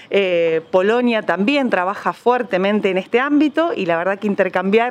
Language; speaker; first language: Spanish; native; Spanish